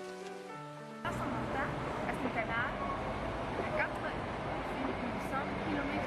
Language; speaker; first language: French; non-native, learner; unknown